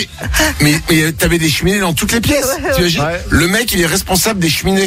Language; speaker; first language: French; native; French